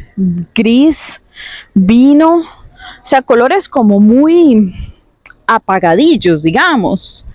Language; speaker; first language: Spanish; native; Spanish